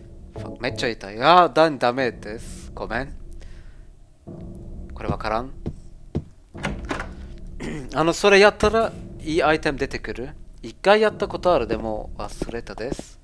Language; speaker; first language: Japanese; non-native, learner; German